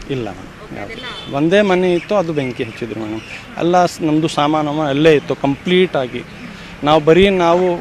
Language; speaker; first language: Kannada; non-native, fluent; Kashmiri